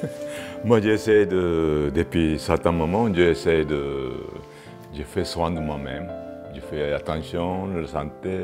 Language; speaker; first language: French; non-native, fluent; Japanese